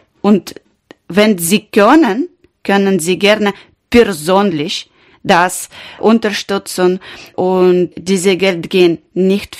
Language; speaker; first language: German; non-native, learner; Ukrainian